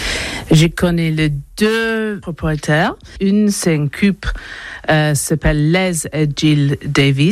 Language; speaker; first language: French; non-native, learner; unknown